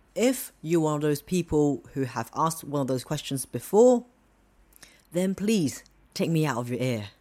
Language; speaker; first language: English; non-native, local second language; Cantonese